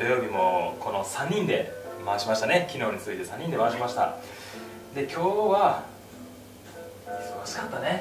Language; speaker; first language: Japanese; native; Japanese